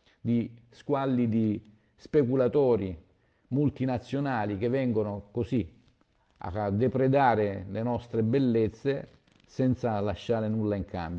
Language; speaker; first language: Italian; native; Italian